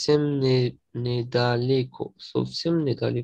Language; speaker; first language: Russian; non-native, learner; French